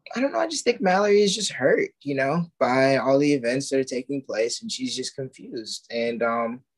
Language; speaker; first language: English; native; English